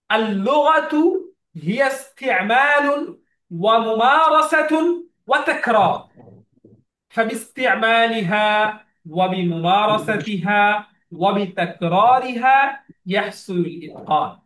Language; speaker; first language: Arabic; non-native, fluent; Bangla